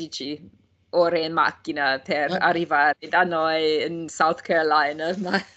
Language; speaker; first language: Italian; non-native, fluent; English